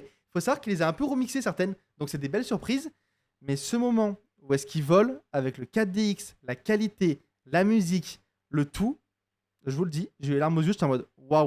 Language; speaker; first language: French; native; French